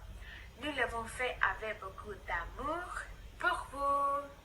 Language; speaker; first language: French; non-native, learner; Spanish